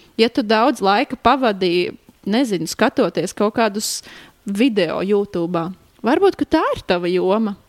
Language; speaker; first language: Latvian; native; Latvian